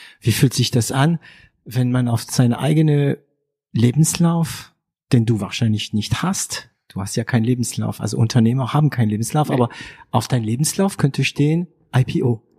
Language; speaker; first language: German; non-native, fluent; French